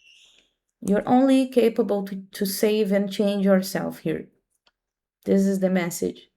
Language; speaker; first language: English; non-native, fluent; Portuguese